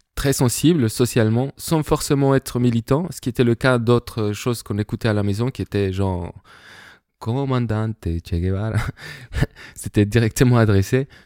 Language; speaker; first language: French; non-native, fluent; Spanish